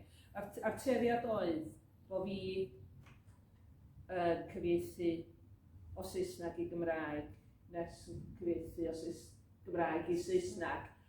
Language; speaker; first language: Welsh; native; Welsh